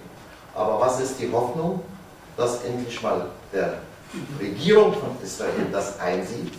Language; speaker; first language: German; non-native, fluent; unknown